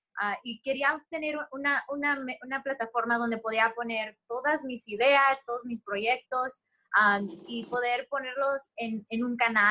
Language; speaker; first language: Spanish; early bilingual, heritage; Spanish